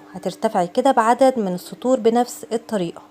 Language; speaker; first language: Arabic; native; Arabic